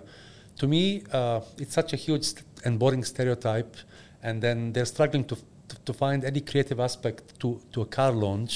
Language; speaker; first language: English; non-native, fluent; Bosnian